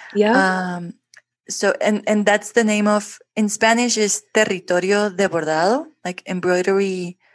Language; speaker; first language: English; non-native, fluent; Spanish